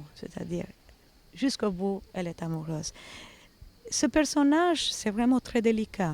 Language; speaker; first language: French; non-native, fluent; Albanian